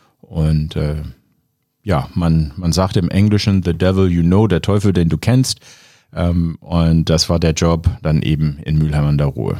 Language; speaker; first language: German; non-native, fluent; English